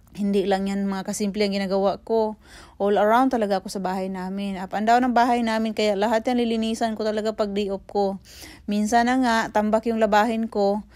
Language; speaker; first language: Filipino; non-native, local second language; Cebuano